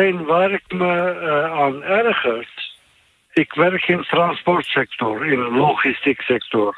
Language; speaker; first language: Dutch; non-native, fluent; Turkish